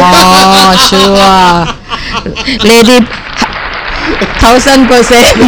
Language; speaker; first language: English; non-native, learner; Thai